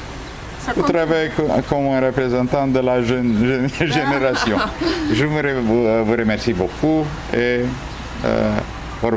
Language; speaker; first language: French; non-native, fluent; Romanian